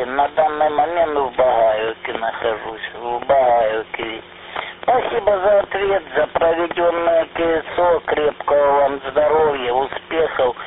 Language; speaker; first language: Russian; native; Russian